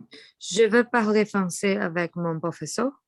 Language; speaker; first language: French; non-native, learner; Portuguese